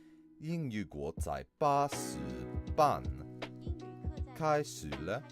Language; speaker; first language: Chinese; non-native, learner; English